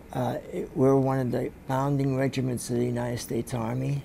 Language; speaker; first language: English; native; English